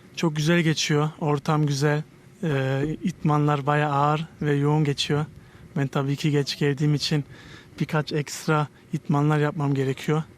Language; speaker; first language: Turkish; early bilingual, heritage; Turkish